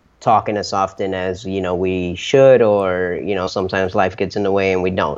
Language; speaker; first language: English; early bilingual, other home language; Spanish